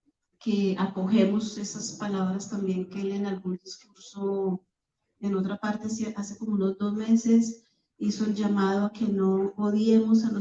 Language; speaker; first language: Spanish; native; Spanish